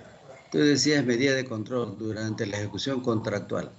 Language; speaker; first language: Spanish; native; Spanish